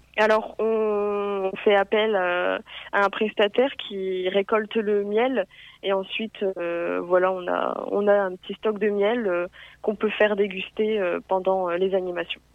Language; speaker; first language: French; native; French